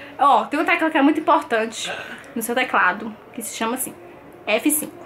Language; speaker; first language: Portuguese; native; Portuguese